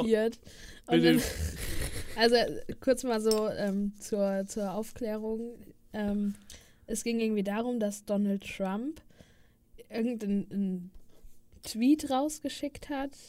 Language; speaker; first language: German; native; German